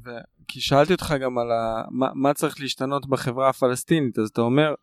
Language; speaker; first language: Hebrew; native; Hebrew